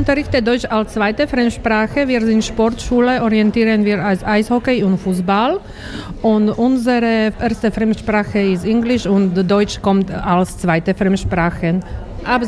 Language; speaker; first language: German; non-native, learner; Slovak